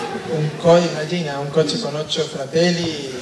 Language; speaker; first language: Italian; non-native, learner; Spanish